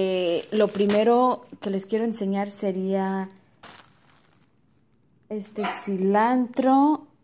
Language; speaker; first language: Spanish; early bilingual, heritage; Spanish